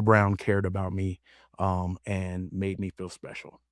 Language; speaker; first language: English; native; English